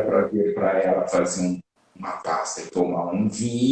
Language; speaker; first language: Portuguese; native; Portuguese